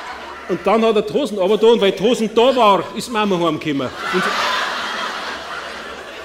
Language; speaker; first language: German; native; German